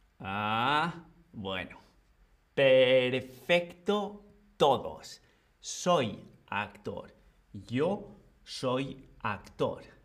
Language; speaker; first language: Spanish; native; Spanish